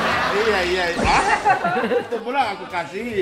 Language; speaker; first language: Indonesian; non-native, fluent; Japanese